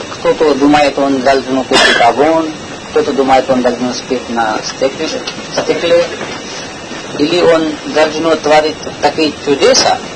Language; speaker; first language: Russian; non-native, learner; Hindi